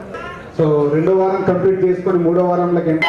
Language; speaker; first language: Telugu; native; Telugu